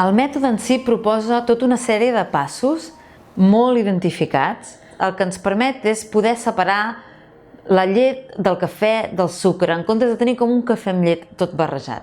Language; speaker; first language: Catalan; native; Catalan